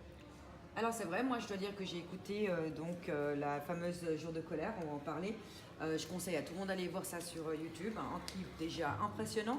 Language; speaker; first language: French; native; French